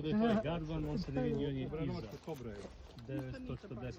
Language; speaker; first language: Bosnian; native; Bosnian